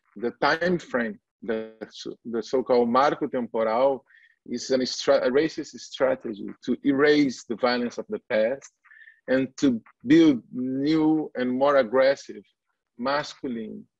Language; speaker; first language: English; non-native, fluent; Portuguese